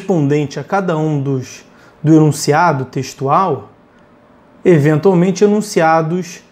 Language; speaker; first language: Portuguese; native; Portuguese